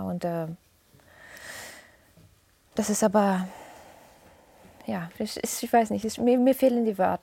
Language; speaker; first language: German; non-native, fluent; Russian